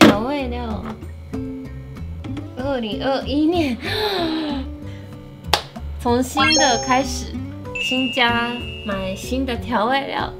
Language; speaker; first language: Chinese; non-native, fluent; Japanese